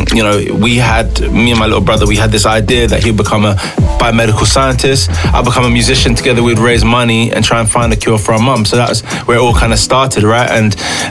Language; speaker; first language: English; native; English